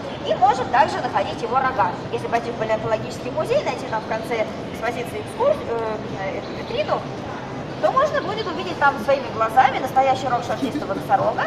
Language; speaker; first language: Russian; native; Russian